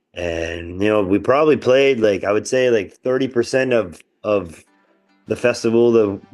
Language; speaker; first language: English; non-native, local second language; French